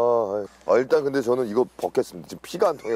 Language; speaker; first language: Korean; native; Korean